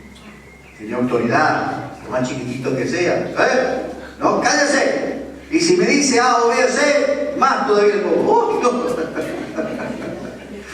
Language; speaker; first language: Spanish; native; Spanish